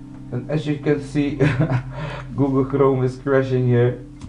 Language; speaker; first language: English; non-native, fluent; Dutch